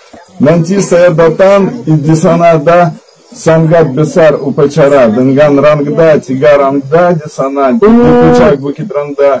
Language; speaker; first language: Indonesian; non-native, learner; Russian